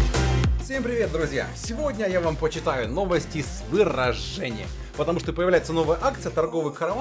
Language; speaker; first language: Russian; native; Russian